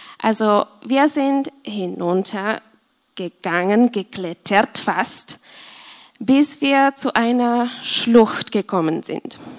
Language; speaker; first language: German; non-native, fluent; Czech